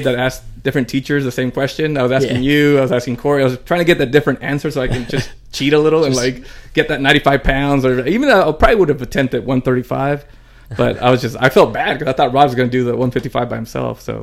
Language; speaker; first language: English; early bilingual, other home language; Spanish